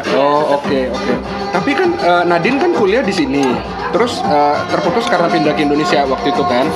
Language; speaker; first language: Indonesian; native; Indonesian